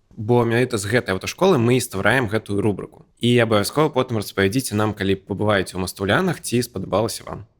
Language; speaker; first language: Belarusian; non-native, local second language; Russian